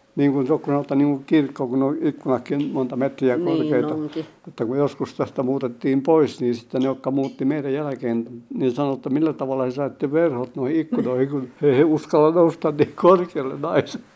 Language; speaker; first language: Finnish; native; Finnish